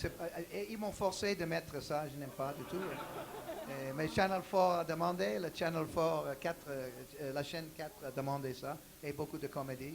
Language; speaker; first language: French; non-native, learner; English